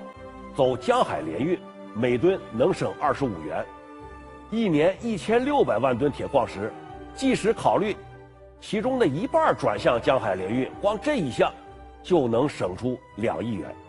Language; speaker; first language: Chinese; native; Chinese